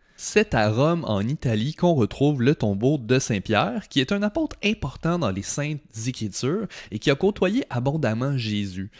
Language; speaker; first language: French; native; French